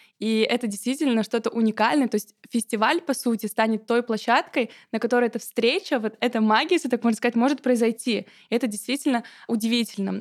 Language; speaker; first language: Russian; native; Russian